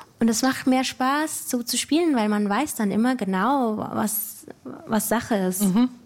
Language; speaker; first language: German; native; German